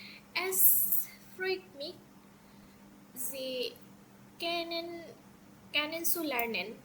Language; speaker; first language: German; non-native, learner; Bangla